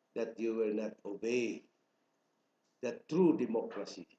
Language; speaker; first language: English; non-native, local second language; Tausug